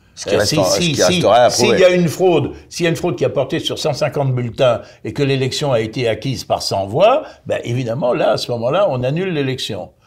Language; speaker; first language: French; native; French